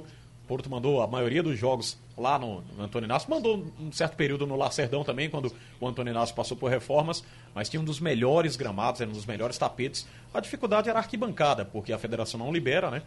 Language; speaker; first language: Portuguese; native; Portuguese